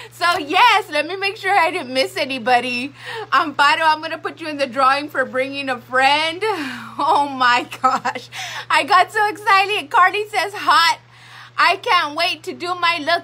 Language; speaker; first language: English; early bilingual, other home language; Spanish